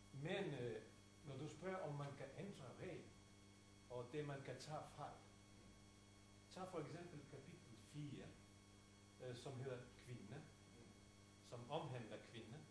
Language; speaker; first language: Danish; non-native, fluent; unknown